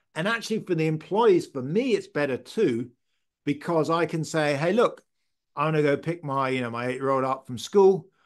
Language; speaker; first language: English; native; English